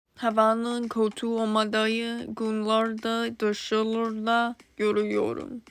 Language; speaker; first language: Turkish; non-native, learner; English